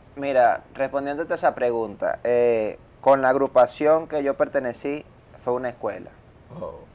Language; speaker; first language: Spanish; native; Spanish